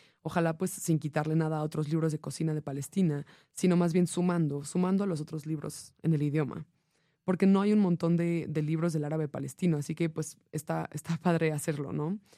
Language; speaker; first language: Spanish; non-native, fluent; English